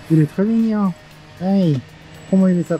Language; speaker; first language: French; non-native, fluent; Japanese